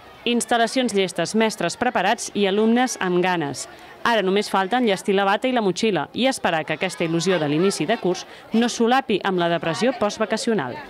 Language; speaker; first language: Catalan; native; Catalan